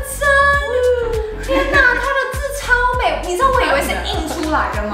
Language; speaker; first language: Chinese; native; Chinese